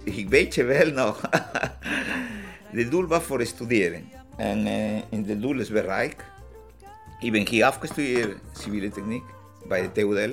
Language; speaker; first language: Dutch; non-native, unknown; Spanish